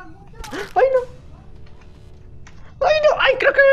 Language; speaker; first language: Spanish; native; Spanish